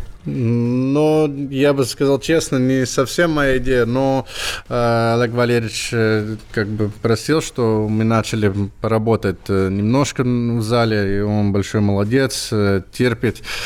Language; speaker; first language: Russian; non-native, learner; English